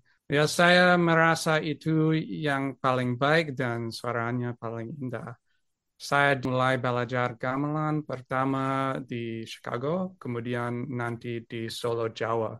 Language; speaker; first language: Indonesian; non-native, learner; English